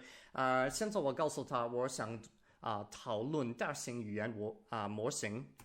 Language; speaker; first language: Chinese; non-native, learner; English